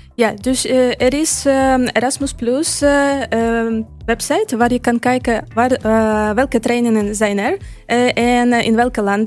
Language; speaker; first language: Dutch; non-native, fluent; Ukrainian